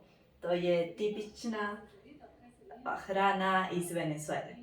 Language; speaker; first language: Slovenian; non-native, learner; Spanish